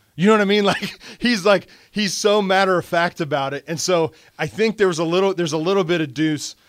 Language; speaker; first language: English; native; English